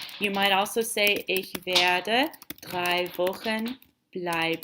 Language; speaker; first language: German; non-native, fluent; English